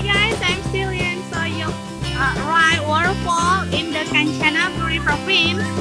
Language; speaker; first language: English; non-native, local second language; Indonesian